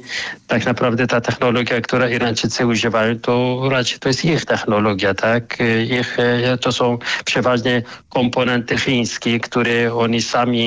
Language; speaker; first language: Polish; non-native, fluent; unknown